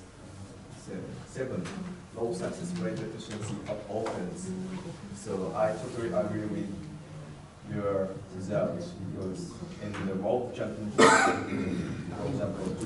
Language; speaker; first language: English; non-native, learner; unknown